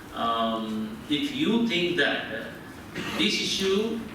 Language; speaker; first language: English; non-native, local second language; Telugu